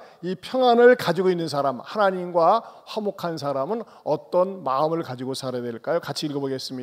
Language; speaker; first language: Korean; native; Korean